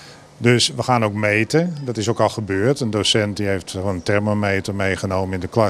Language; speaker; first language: Dutch; native; Dutch